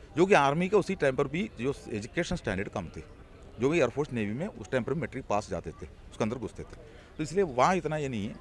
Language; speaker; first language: Hindi; non-native, local second language; Malayalam